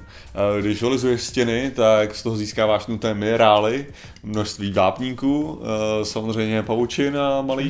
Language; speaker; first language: Czech; native; Czech